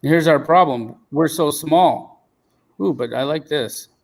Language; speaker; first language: English; native; English